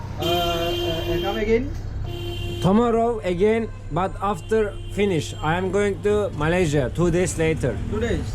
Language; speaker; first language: English; non-native, learner; Turkish